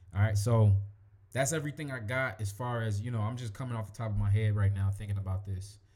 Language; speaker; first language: English; native; English